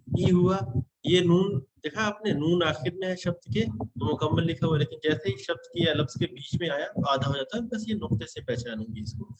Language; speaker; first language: Hindi; native; Hindi